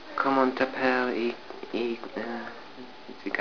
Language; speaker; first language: French; non-native, learner; English